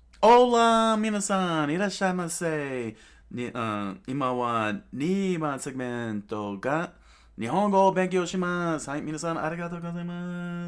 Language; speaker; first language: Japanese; non-native, learner; English